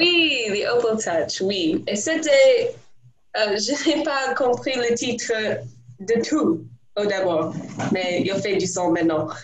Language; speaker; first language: French; non-native, learner; English